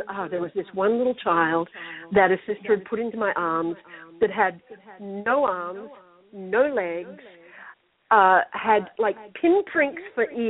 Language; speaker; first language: English; native; English